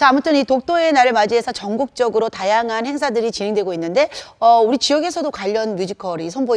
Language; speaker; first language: Korean; native; Korean